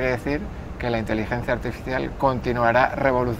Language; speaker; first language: Spanish; native; Spanish